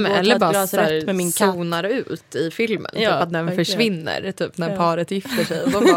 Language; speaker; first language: Swedish; native; Swedish